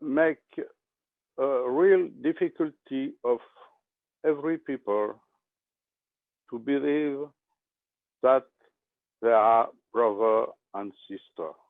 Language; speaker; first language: English; non-native, learner; French